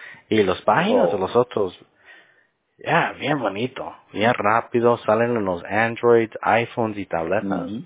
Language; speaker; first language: Spanish; early bilingual, heritage; Spanish